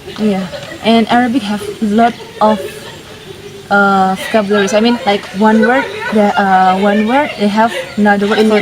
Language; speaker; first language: English; non-native, fluent; Indonesian